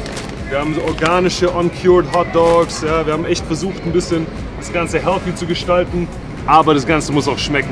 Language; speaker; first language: German; native; German